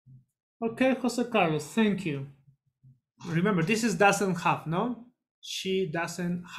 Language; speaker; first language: English; non-native, learner; Spanish